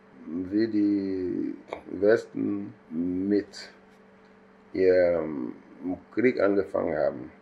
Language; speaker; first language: German; non-native, fluent; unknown